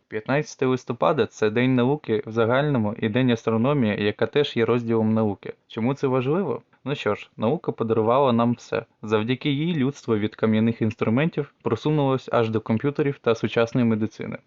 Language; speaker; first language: Ukrainian; native; Ukrainian